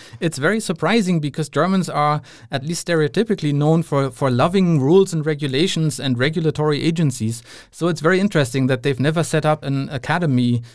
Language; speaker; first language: English; non-native, fluent; German